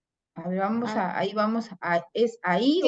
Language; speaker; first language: Spanish; native; Spanish